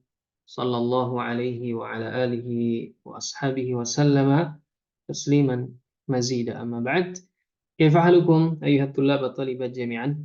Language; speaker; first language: Arabic; non-native, fluent; Indonesian